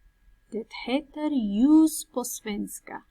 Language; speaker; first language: Swedish; non-native, fluent; Pashto